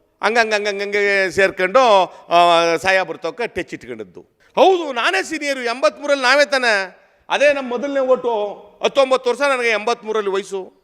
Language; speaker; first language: Kannada; native; Kannada